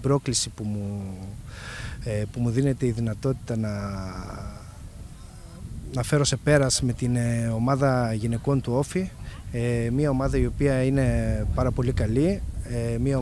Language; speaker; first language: Greek; native; Greek